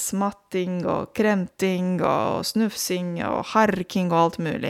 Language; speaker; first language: Norwegian; non-native, fluent; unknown